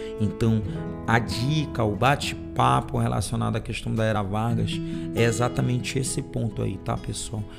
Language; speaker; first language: Portuguese; native; Portuguese